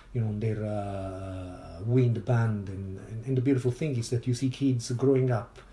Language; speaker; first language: English; non-native, fluent; Italian